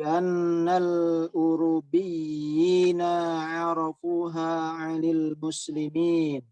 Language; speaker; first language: Arabic; non-native, learner; Indonesian